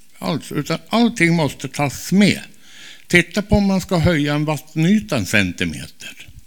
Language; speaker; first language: Swedish; native; Swedish